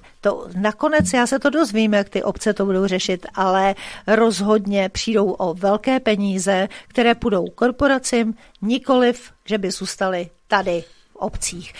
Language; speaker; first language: Czech; native; Czech